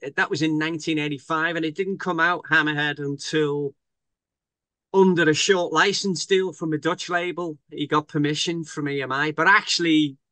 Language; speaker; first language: English; native; English